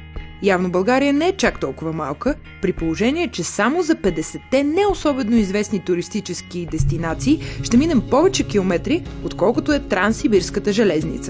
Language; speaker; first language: Bulgarian; native; Bulgarian